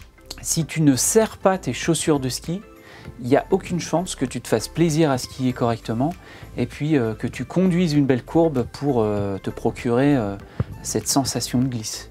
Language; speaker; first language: French; native; French